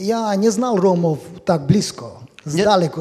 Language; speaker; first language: Polish; non-native, learner; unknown